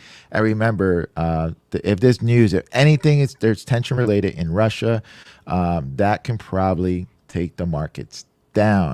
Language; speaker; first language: English; native; English